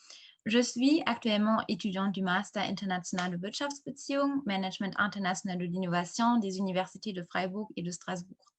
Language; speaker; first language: French; non-native, fluent; German